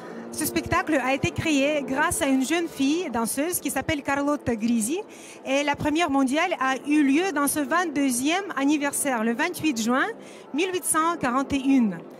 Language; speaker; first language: French; non-native, fluent; Russian